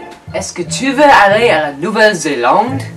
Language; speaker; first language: French; non-native, learner; English